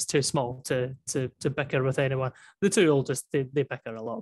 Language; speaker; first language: English; native; English